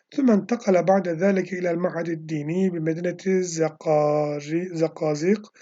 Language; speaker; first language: Arabic; non-native, fluent; Turkish